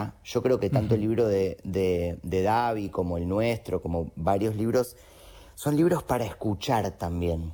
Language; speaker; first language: Spanish; native; Spanish